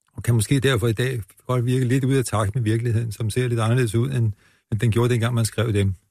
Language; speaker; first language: Danish; native; Danish